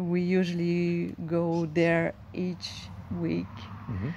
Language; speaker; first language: English; non-native, local second language; French